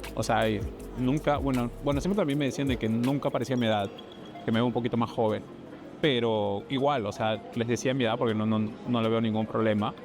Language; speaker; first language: Spanish; native; Spanish